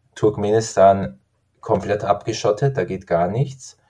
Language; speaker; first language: German; native; German